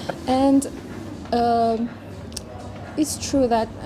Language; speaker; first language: English; non-native, fluent; Persian